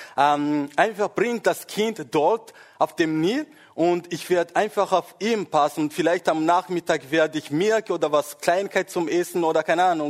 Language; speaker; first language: German; non-native, fluent; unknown